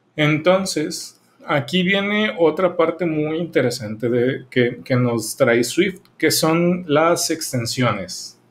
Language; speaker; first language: Spanish; native; Spanish